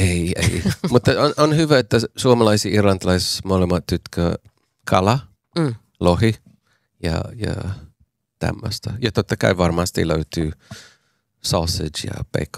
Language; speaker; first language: Finnish; non-native, fluent; English